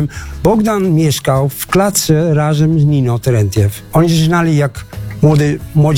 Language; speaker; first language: Polish; non-native, fluent; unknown